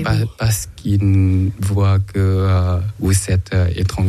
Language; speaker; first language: French; non-native, learner; Thai